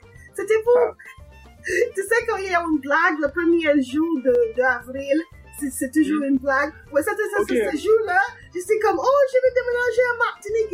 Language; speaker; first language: French; non-native, learner; English